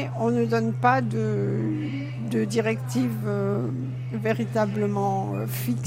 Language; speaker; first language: French; native; French